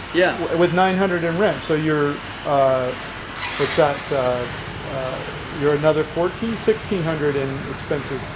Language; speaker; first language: English; native; English